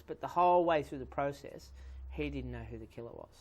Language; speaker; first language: English; native; English